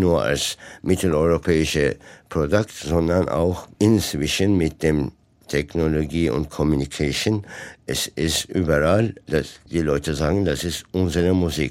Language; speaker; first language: German; non-native, fluent; Turkish